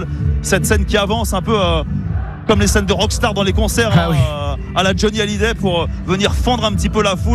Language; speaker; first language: French; native; French